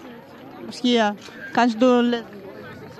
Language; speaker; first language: German; non-native, learner; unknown